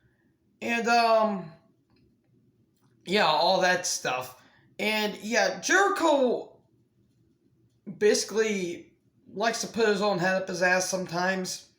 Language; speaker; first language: English; native; English